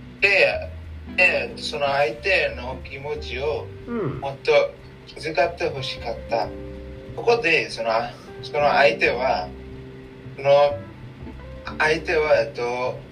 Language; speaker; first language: Japanese; non-native, learner; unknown